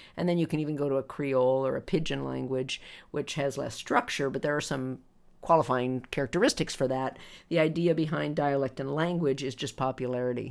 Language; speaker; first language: English; native; English